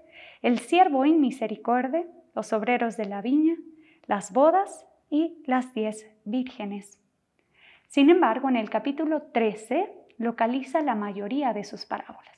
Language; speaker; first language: Spanish; native; Spanish